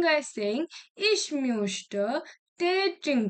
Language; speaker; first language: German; non-native, learner; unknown